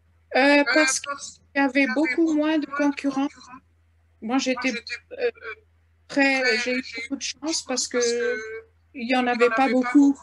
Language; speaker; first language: French; non-native, fluent; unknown